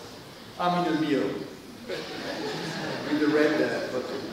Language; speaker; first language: English; non-native, learner; French